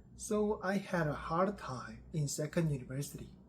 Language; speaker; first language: English; non-native, learner; Korean